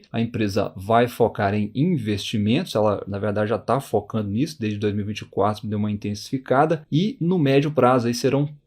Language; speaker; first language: Portuguese; native; Portuguese